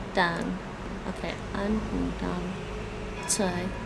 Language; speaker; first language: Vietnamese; non-native, learner; English